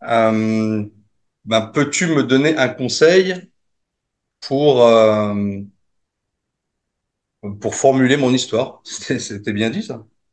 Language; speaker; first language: French; native; French